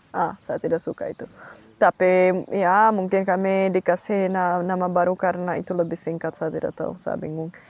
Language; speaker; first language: Indonesian; non-native, fluent; Czech